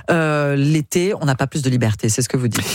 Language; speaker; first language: French; native; French